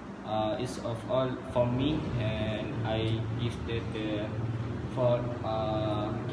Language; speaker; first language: English; non-native, learner; Malay